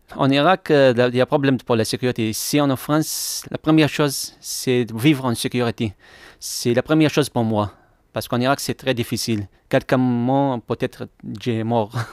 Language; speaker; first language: French; non-native, learner; Arabic